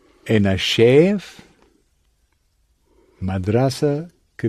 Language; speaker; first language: Arabic; non-native, learner; English